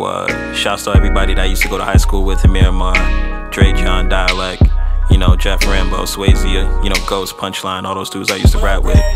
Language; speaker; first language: English; native; English